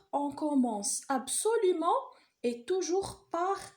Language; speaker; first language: French; non-native, local second language; Arabic